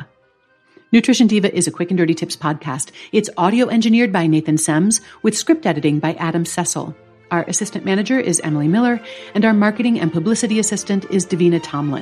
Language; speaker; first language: English; native; English